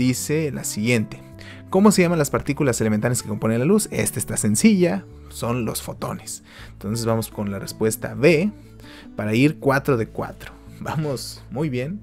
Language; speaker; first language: Spanish; native; Spanish